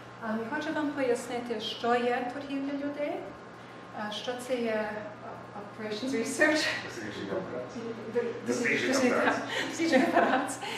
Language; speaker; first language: Ukrainian; early bilingual, heritage; Ukrainian